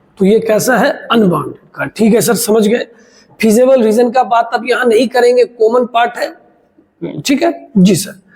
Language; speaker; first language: Hindi; native; Hindi